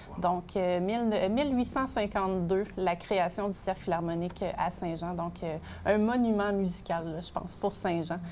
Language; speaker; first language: French; native; French